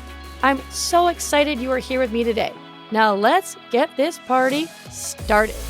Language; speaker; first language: English; native; English